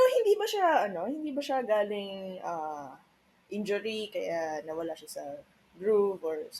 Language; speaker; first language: Filipino; native; Filipino